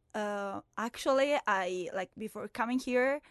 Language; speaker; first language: English; non-native, fluent; Italian